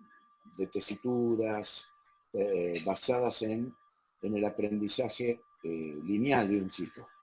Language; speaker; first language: Spanish; native; Spanish